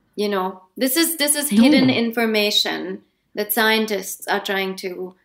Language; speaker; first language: English; non-native, local second language; Hindi